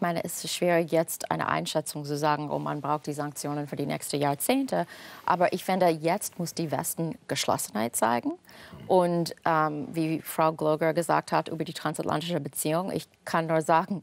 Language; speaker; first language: German; non-native, fluent; English